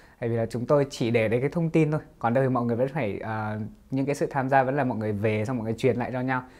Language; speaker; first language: Vietnamese; non-native, local second language; Hmong